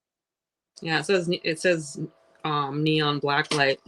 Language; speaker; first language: English; native; English